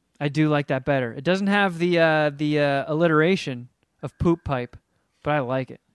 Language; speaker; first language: English; native; English